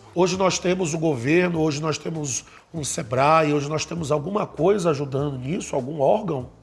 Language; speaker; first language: Portuguese; native; Portuguese